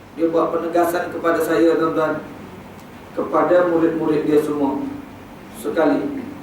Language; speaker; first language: Malay; native; Malay